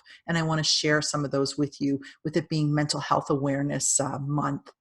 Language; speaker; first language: English; native; English